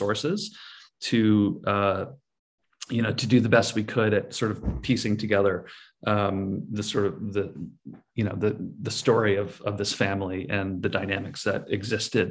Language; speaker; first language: English; native; English